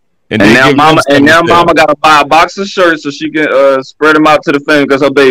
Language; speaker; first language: English; native; English